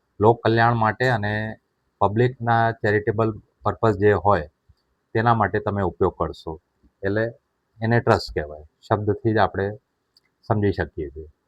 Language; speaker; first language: Gujarati; non-native, local second language; Sindhi